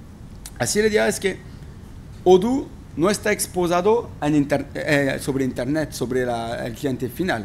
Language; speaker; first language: Spanish; non-native, fluent; French